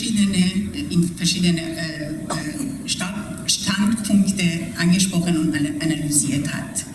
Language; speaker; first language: German; non-native, fluent; Persian